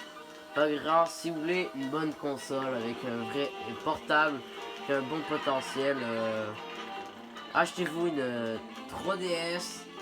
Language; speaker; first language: French; native; French